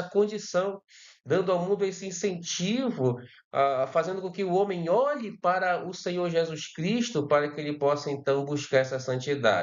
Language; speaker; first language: Portuguese; native; Portuguese